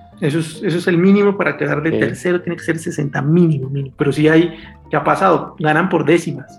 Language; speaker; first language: Spanish; native; Spanish